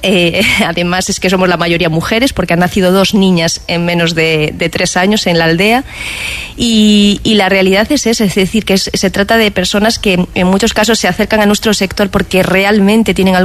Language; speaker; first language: Spanish; native; Spanish